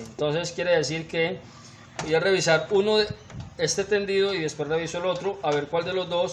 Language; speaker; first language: Spanish; native; Spanish